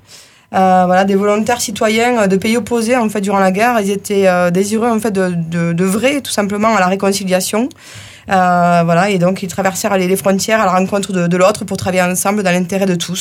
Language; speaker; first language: French; native; French